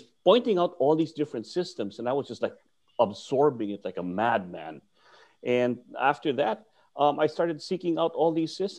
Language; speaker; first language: English; non-native, local second language; Filipino